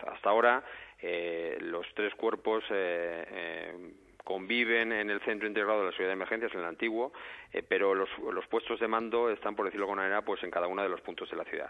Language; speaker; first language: Spanish; native; Spanish